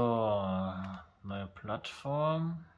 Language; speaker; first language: German; native; German